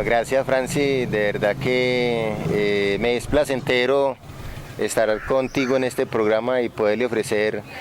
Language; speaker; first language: Spanish; native; Spanish